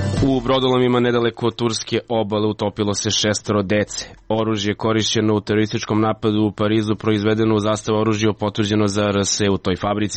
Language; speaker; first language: Serbian; native; Serbian